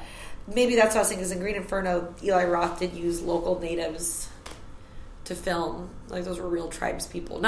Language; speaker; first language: English; native; English